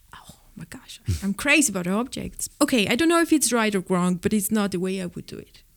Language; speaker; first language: English; non-native, fluent; Spanish